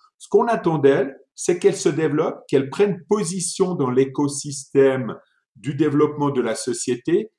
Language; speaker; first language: French; early bilingual, other home language; Italian